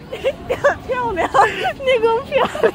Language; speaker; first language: Chinese; non-native, learner; Turkish